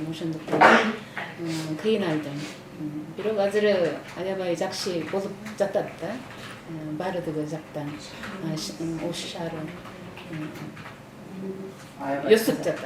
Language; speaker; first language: Kyrgyz; non-native, fluent; Korean